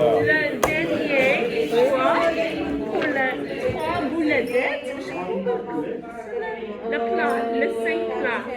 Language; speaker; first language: French; non-native, learner; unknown